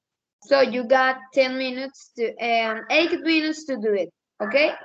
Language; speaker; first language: English; non-native, learner; Spanish